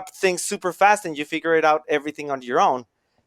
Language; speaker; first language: English; non-native, fluent; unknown